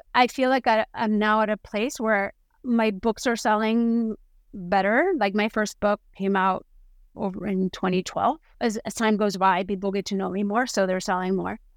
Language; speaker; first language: English; non-native, fluent; Spanish